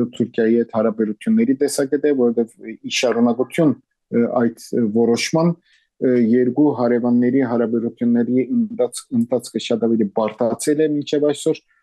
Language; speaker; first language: Armenian; early bilingual, heritage; Armenian